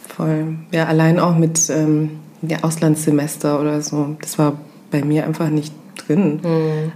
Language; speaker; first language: German; early bilingual, other home language; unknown